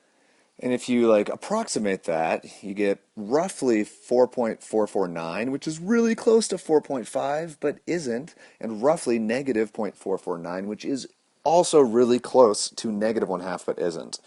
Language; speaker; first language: English; native; English